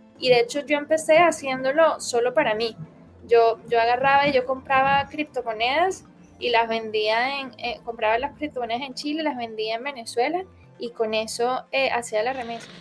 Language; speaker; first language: Spanish; native; Spanish